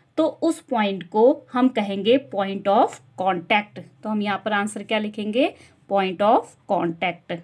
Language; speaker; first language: Hindi; native; Hindi